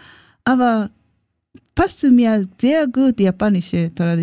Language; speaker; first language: German; non-native, learner; Japanese